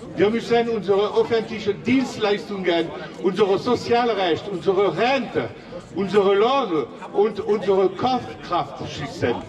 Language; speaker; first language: German; non-native, learner; French